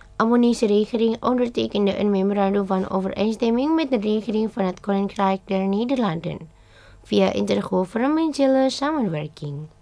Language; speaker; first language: Dutch; non-native, fluent; Indonesian